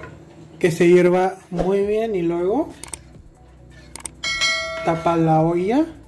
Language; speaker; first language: Spanish; non-native, fluent; Hindi